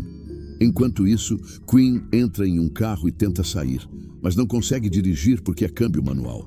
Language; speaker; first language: Portuguese; native; Portuguese